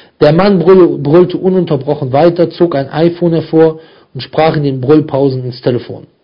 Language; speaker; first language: German; native; German